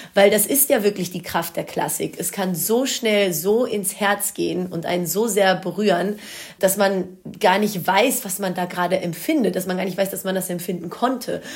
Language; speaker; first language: German; non-native, local second language; Greek